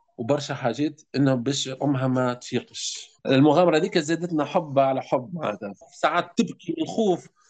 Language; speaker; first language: Arabic; native; Arabic